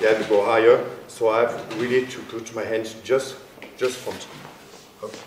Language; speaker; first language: English; non-native, fluent; French